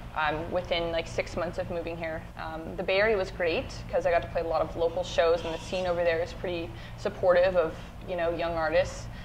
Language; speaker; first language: English; native; English